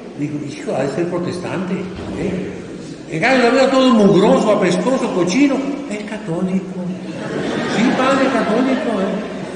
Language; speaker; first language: Spanish; native; Spanish